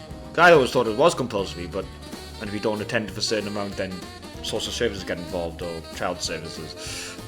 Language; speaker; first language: English; native; English